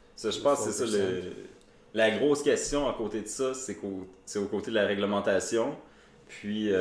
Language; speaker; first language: French; native; French